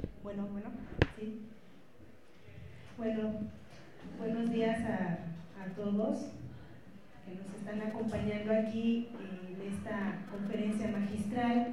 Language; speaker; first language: Spanish; native; Spanish